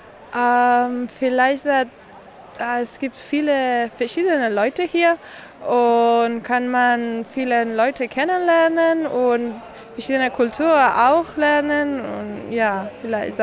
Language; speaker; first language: German; non-native, learner; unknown